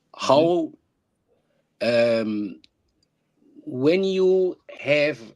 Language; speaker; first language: English; non-native, learner; German